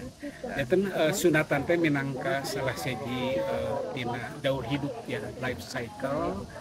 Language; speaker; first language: Indonesian; non-native, local second language; Sundanese